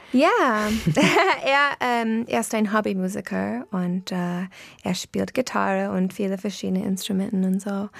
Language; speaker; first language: German; non-native, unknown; English